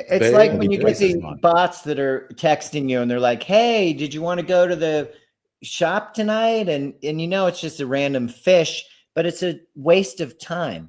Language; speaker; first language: English; native; English